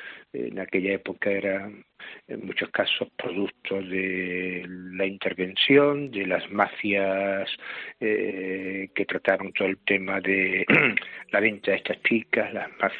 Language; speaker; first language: Spanish; native; Spanish